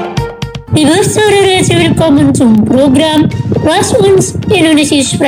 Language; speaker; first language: German; non-native, learner; Indonesian